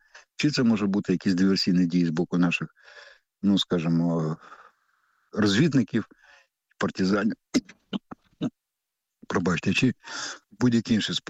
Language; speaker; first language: Ukrainian; native; Ukrainian